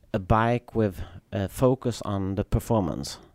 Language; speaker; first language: English; non-native, fluent; Swedish